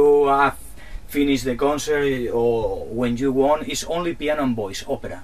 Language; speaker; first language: English; non-native, learner; Spanish